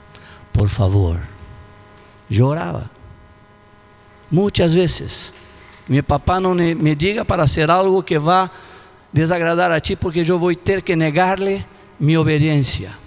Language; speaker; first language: Spanish; non-native, learner; Portuguese